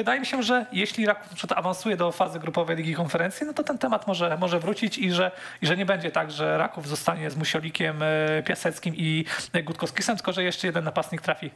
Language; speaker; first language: Polish; native; Polish